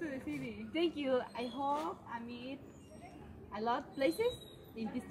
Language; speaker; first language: English; non-native, learner; Spanish